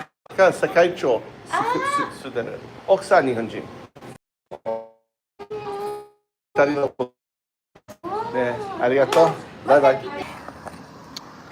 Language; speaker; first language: Japanese; non-native, learner; English